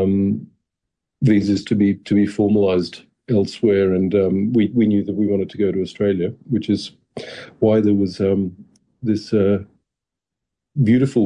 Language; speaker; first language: English; early bilingual, other home language; Russian